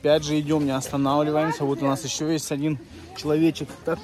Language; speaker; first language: Russian; native; Russian